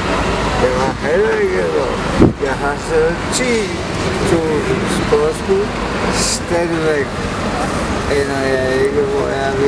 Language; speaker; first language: Danish; non-native, fluent; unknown